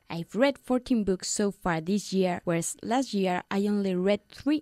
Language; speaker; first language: English; non-native, fluent; Spanish